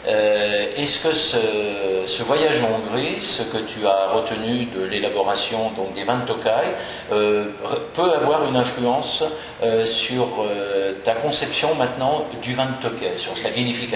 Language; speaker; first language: French; native; French